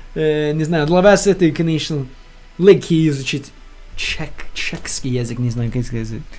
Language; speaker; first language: Russian; non-native, learner; English